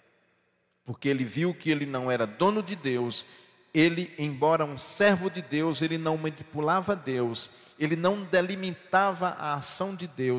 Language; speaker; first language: Portuguese; native; Portuguese